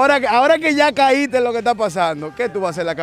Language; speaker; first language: Spanish; native; Spanish